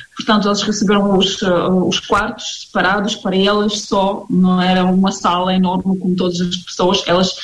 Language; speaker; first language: Portuguese; non-native, fluent; Ukrainian